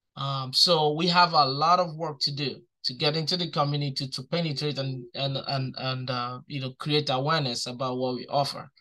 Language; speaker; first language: English; non-native, local second language; Igbo